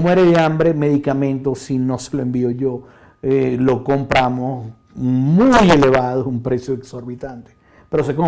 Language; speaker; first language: Spanish; native; Spanish